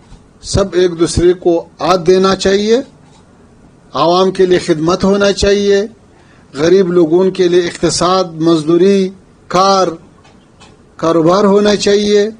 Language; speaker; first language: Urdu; non-native, fluent; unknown